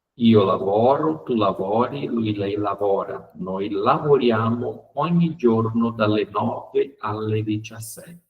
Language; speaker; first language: Italian; non-native, fluent; Portuguese